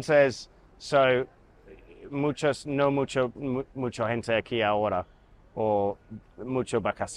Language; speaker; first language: Spanish; non-native, learner; English